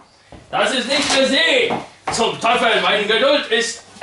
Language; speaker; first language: German; non-native, learner; Polish